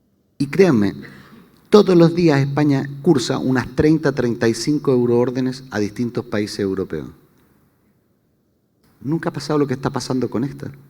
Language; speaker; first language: Spanish; native; Spanish